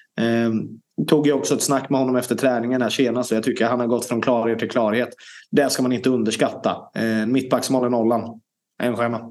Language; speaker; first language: Swedish; native; Swedish